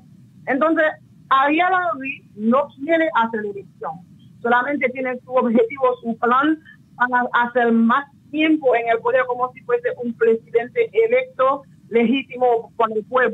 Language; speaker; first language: Spanish; non-native, local second language; Haitian Creole